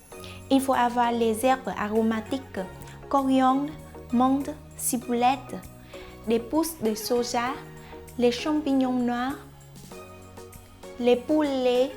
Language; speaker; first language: French; non-native, fluent; Vietnamese